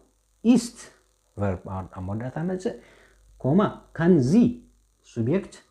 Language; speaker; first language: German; non-native, fluent; Tigrinya